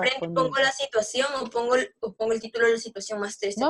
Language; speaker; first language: Spanish; native; Spanish